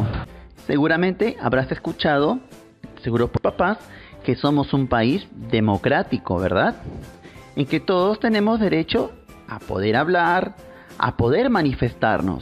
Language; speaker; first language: Spanish; native; Spanish